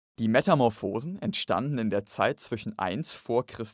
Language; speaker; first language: German; native; German